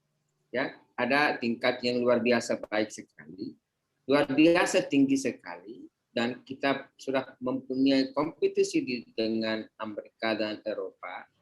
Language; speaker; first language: Indonesian; non-native, fluent; Hindi